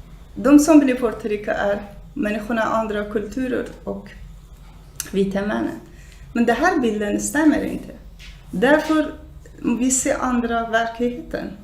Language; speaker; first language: Swedish; non-native, fluent; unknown